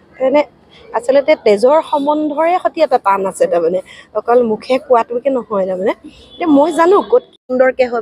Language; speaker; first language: Assamese; native; Assamese